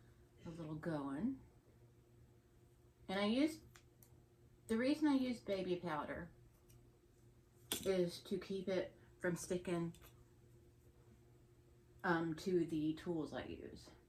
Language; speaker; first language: English; native; English